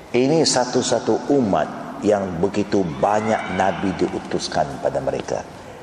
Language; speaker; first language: Malay; native; Malay